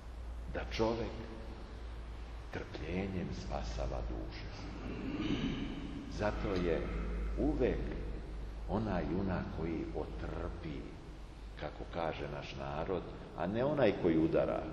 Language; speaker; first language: Serbian; native; Serbian